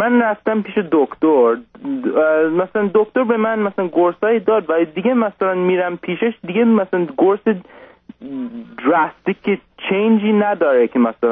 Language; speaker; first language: Persian; early bilingual, heritage; Persian